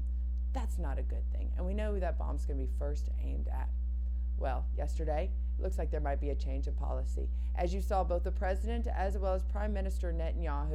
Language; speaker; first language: English; native; English